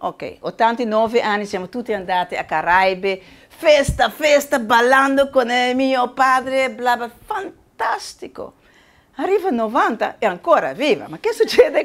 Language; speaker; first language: Italian; non-native, learner; Spanish